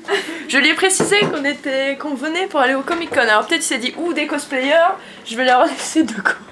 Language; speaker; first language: French; native; French